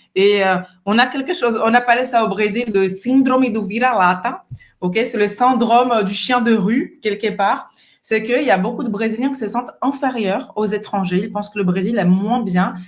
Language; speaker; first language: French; non-native, fluent; Portuguese